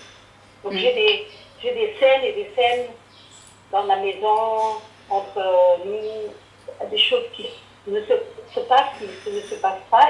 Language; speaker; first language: French; non-native, fluent; Arabic